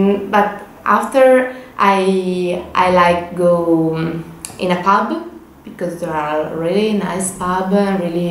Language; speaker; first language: English; non-native, learner; Italian